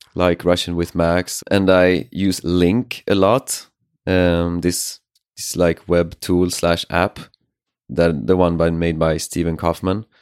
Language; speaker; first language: English; non-native, fluent; Swedish